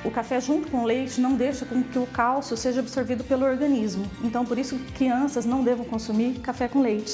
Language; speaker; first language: Portuguese; native; Portuguese